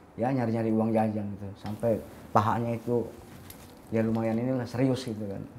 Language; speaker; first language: Indonesian; native; Indonesian